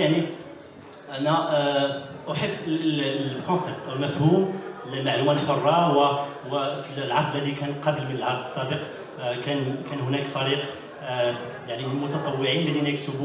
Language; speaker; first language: Arabic; native; Arabic